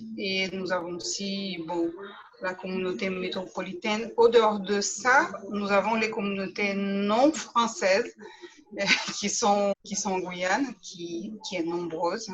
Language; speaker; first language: French; native; French